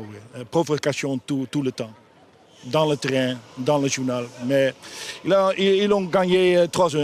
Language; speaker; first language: French; non-native, learner; Dutch